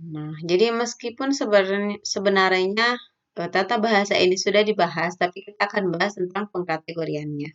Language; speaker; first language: Indonesian; native; Indonesian